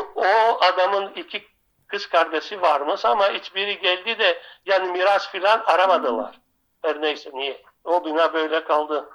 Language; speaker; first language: Turkish; non-native, local second language; Greek